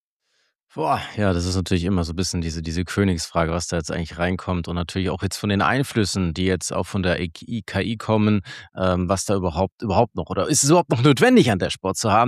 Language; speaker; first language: German; native; German